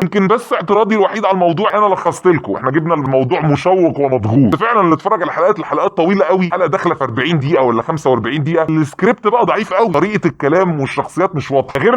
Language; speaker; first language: Arabic; native; Arabic